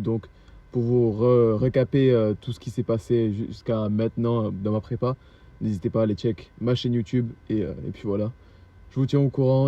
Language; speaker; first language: French; native; French